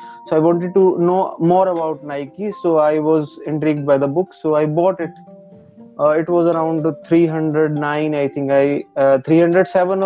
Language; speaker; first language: English; non-native, local second language; Hindi